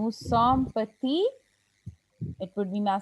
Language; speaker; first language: French; non-native, fluent; Hindi